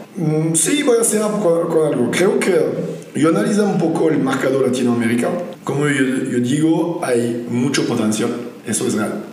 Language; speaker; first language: Spanish; non-native, fluent; French